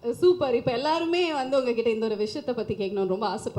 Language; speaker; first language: Tamil; native; Tamil